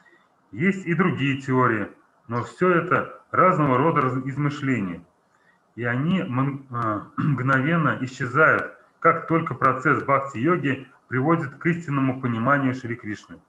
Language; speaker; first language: Russian; native; Russian